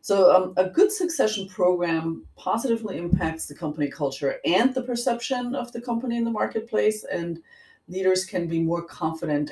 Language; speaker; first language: English; non-native, fluent; German